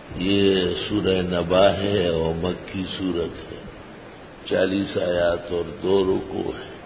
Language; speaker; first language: Urdu; native; Urdu